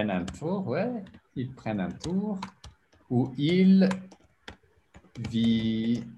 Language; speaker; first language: French; non-native, learner; English